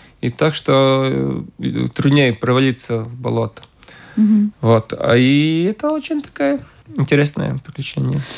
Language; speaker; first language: Russian; non-native, local second language; Latvian